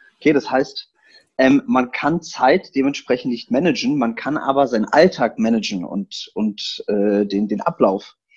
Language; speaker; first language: German; early bilingual, other home language; Polish